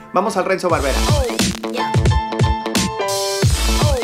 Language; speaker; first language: Spanish; native; Spanish